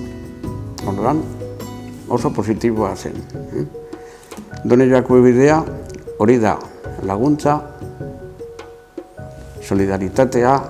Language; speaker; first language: Basque; non-native, local second language; Spanish